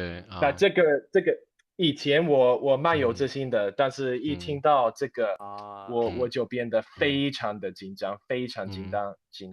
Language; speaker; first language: Chinese; non-native, fluent; English